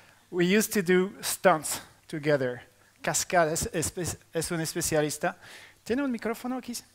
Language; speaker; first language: Spanish; non-native, learner; French